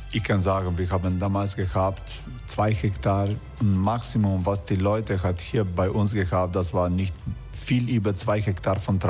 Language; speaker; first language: German; non-native, fluent; Croatian